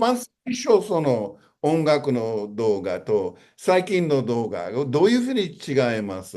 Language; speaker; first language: Japanese; non-native, fluent; English